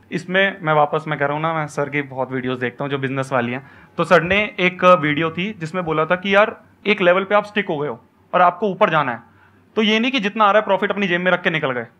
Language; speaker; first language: Hindi; native; Hindi